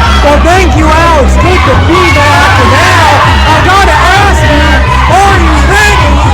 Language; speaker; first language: English; native; English